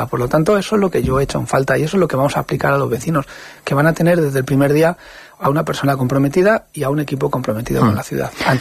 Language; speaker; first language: Spanish; native; Spanish